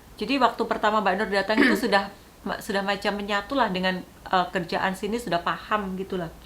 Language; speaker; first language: Indonesian; non-native, local second language; Javanese